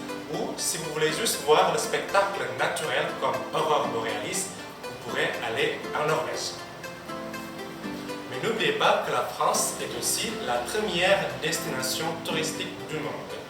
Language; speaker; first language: French; non-native, fluent; Indonesian